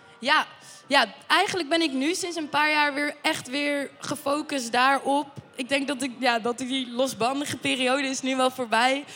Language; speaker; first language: Dutch; native; Dutch